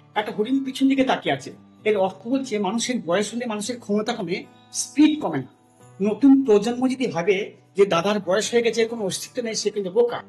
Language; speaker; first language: Bangla; non-native, local second language; Santali